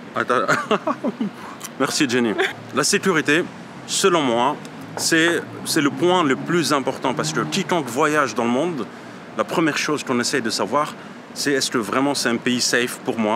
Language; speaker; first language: French; native; French